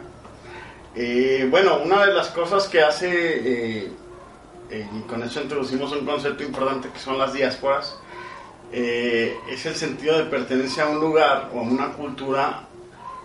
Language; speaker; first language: Spanish; native; Spanish